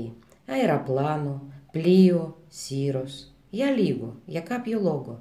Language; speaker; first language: Greek; non-native, fluent; Russian